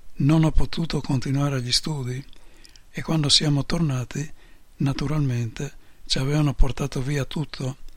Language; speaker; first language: Italian; native; Italian